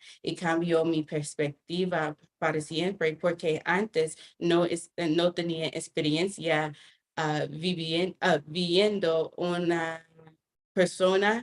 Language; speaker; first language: Spanish; non-native, fluent; English